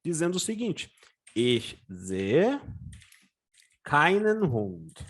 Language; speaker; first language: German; non-native, fluent; Portuguese